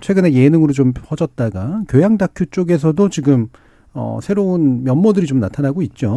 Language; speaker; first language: Korean; native; Korean